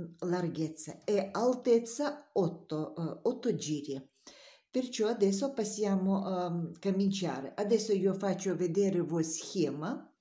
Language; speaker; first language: Italian; non-native, learner; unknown